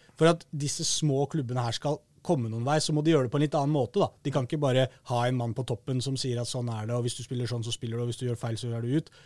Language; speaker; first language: Norwegian; native; Norwegian